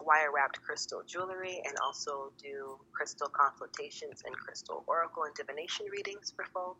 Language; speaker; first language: English; native; English